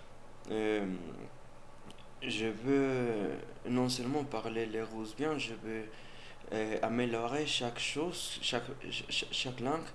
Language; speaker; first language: French; non-native, learner; Spanish